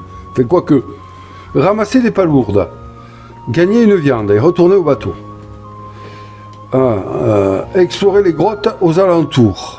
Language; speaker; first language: French; native; French